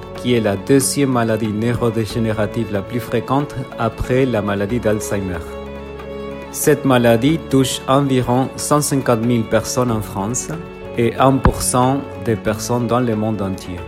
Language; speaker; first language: French; non-native, fluent; Spanish